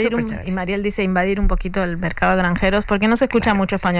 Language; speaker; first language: Spanish; native; Spanish